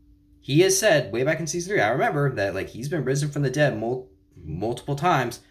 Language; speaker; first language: English; native; English